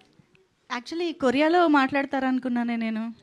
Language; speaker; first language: Telugu; native; Telugu